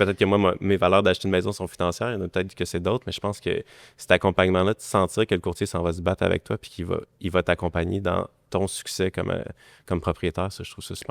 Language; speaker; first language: French; native; French